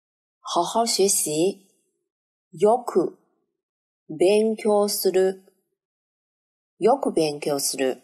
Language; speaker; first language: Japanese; non-native, fluent; Chinese